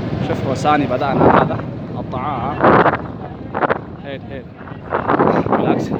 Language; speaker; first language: Arabic; non-native, learner; Oromo